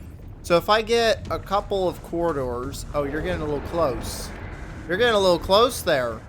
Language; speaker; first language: English; native; English